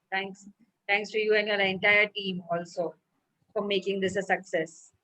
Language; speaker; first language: English; non-native, local second language; Marathi